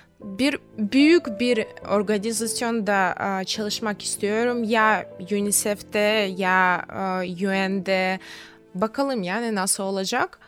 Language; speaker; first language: Turkish; non-native, fluent; Russian